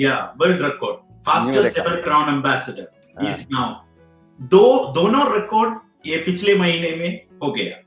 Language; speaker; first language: Hindi; non-native, local second language; Malayalam